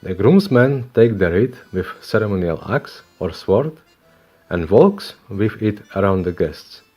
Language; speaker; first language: English; non-native, learner; Slovak